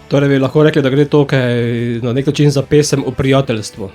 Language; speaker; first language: Slovenian; native; Slovenian